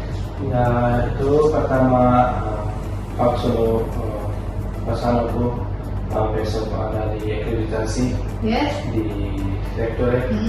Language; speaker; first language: Indonesian; non-native, learner; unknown